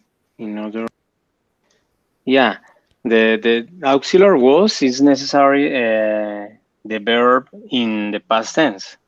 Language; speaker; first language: English; non-native, learner; Spanish